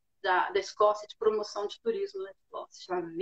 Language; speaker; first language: Portuguese; native; Portuguese